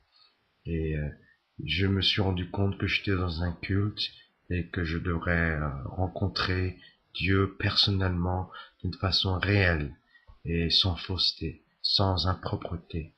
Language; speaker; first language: French; native; French